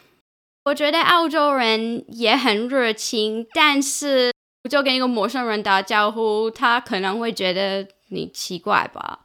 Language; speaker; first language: Chinese; non-native, fluent; English